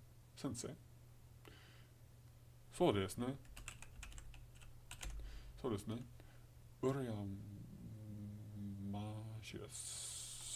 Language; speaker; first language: Japanese; non-native, learner; English